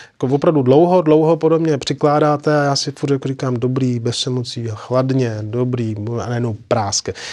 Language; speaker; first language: Czech; native; Czech